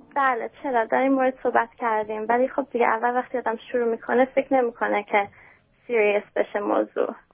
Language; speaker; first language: Persian; early bilingual, heritage; Persian